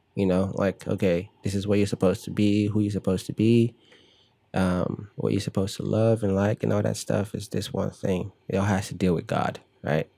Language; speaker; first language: English; early bilingual, other home language; Igbo